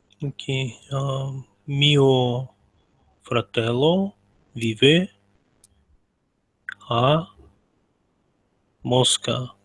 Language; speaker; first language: Italian; non-native, learner; Russian